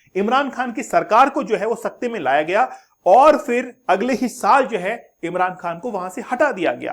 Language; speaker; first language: Hindi; native; Hindi